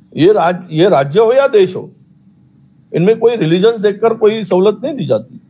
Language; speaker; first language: Hindi; non-native, local second language; Marathi